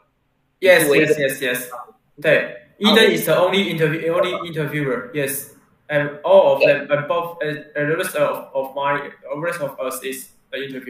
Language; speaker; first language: English; non-native, learner; Chinese